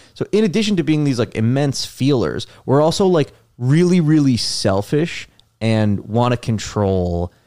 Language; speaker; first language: English; native; English